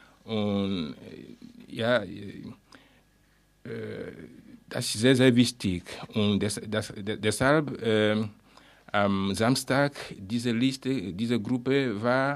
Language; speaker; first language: German; non-native, learner; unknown